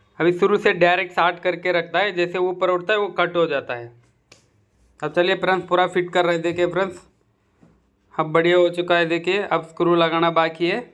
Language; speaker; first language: Hindi; non-native, local second language; Tamil